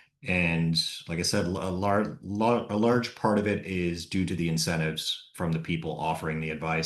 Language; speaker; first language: English; native; English